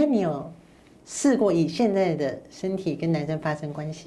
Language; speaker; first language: Chinese; native; Chinese